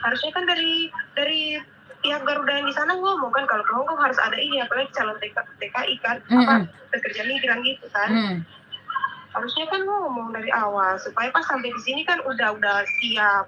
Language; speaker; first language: Indonesian; native; Indonesian